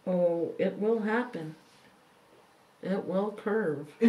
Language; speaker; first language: English; native; English